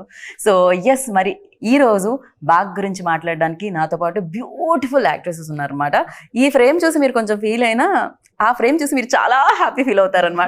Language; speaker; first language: Telugu; native; Telugu